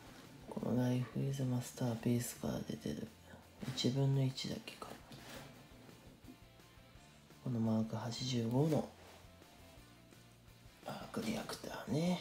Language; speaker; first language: Japanese; native; Japanese